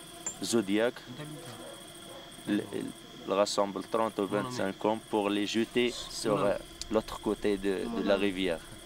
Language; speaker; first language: French; non-native, learner; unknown